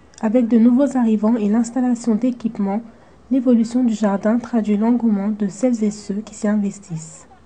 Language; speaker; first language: French; native; French